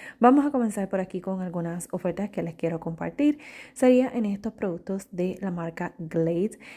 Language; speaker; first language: Spanish; native; Spanish